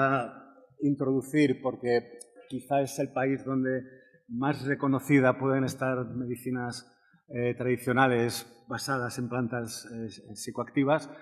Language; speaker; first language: Spanish; native; Spanish